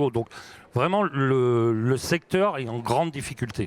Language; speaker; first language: French; native; French